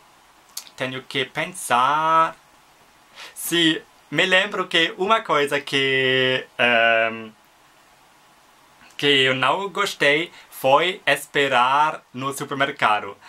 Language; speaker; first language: Portuguese; non-native, fluent; German